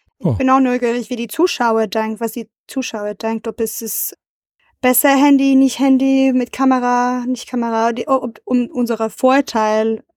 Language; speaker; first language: German; non-native, learner; French